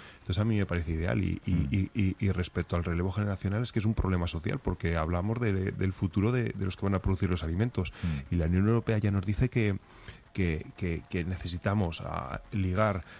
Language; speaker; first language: Spanish; native; Spanish